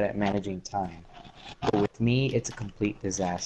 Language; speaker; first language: English; native; English